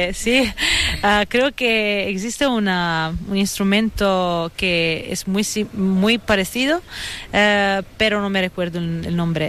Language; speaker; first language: Spanish; non-native, fluent; Italian